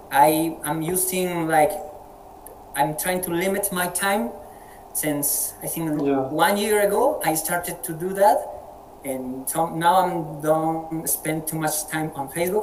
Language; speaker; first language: English; non-native, fluent; Spanish